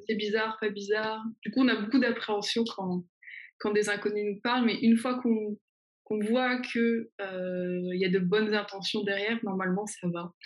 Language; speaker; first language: French; native; French